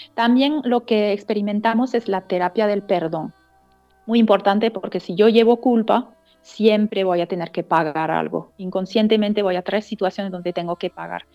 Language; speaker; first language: Spanish; non-native, fluent; French